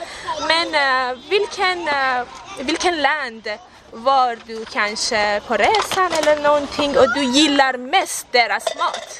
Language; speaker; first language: Swedish; non-native, learner; Persian